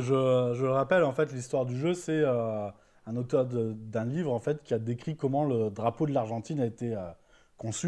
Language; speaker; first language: French; native; French